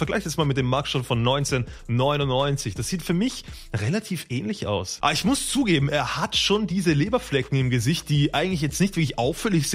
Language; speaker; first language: German; native; German